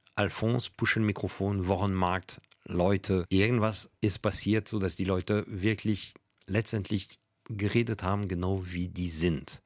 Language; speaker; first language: German; non-native, fluent; French